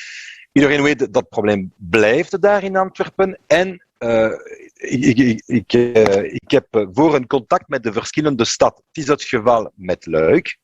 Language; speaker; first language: Dutch; non-native, local second language; French